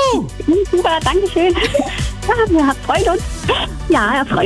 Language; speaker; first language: German; native; German